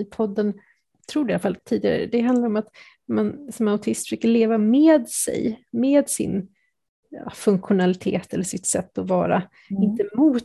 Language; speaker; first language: Swedish; native; Swedish